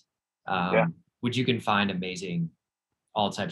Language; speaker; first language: English; native; English